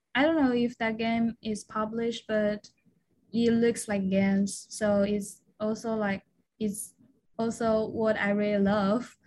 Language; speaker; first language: English; non-native, fluent; Chinese